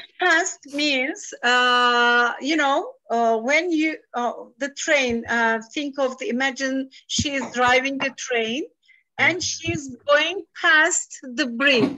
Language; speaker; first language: English; non-native, fluent; Turkish